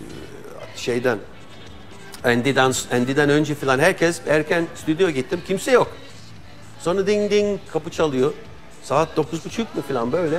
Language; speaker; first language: Turkish; non-native, fluent; English